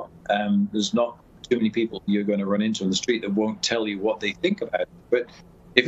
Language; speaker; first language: English; native; English